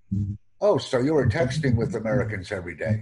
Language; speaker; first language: English; non-native, fluent; Romanian